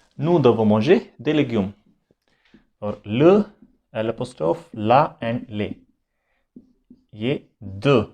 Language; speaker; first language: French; non-native, fluent; Hindi